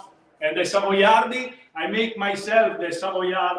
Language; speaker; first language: English; non-native, learner; Italian